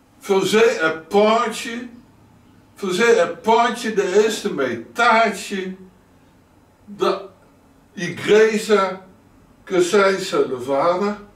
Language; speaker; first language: Portuguese; non-native, learner; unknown